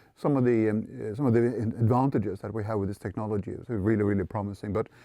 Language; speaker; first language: English; non-native, fluent; Norwegian